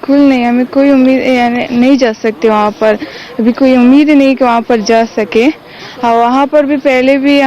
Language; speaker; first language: Hindi; non-native, learner; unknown